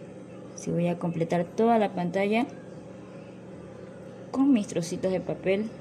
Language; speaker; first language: Spanish; native; Spanish